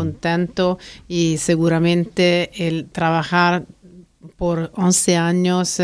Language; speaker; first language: Spanish; non-native, fluent; Italian